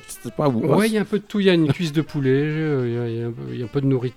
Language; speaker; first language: French; native; French